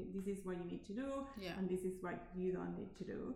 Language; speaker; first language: English; non-native, fluent; Spanish